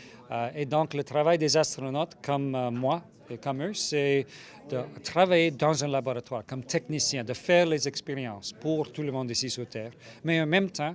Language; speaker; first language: French; non-native, local second language; English